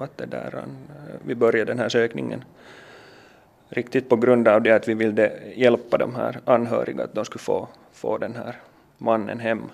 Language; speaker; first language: Swedish; native; Swedish